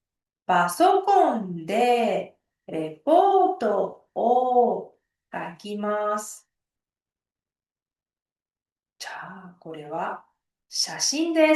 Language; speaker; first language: Japanese; non-native, fluent; Uzbek